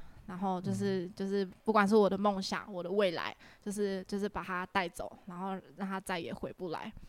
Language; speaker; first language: Chinese; native; Chinese